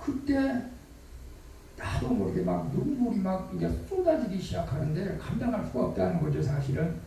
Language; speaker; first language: Korean; native; Korean